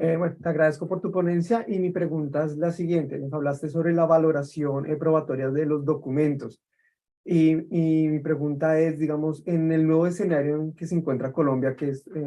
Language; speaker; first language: Spanish; native; Spanish